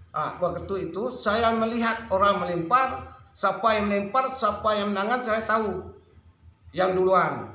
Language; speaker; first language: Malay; non-native, local second language; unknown